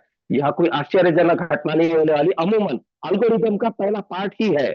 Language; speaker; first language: Hindi; native; Hindi